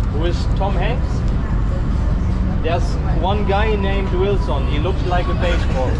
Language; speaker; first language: English; non-native, fluent; German